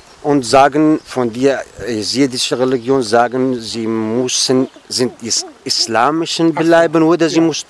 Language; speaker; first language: German; non-native, learner; Kurdish